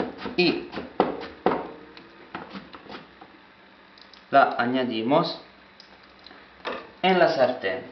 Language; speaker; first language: Spanish; non-native, learner; Italian